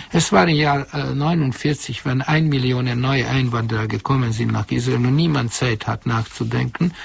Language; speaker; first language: German; non-native, fluent; Hungarian